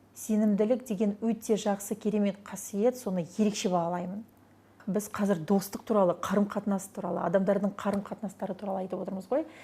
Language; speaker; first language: Kazakh; non-native, local second language; Russian